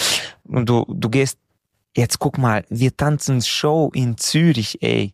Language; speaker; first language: German; non-native, fluent; Hungarian